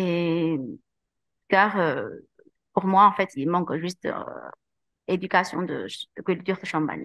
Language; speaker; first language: French; non-native, learner; Chinese